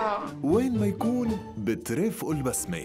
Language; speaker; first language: Arabic; native; Arabic